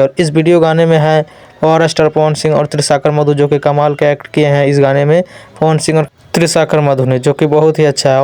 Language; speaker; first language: Hindi; non-native, local second language; Bhojpuri